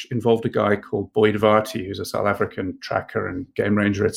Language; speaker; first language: English; native; English